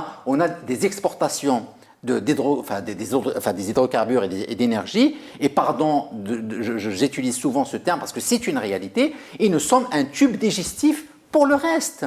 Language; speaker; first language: French; non-native, local second language; Arabic